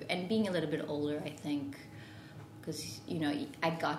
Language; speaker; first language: English; non-native, fluent; Portuguese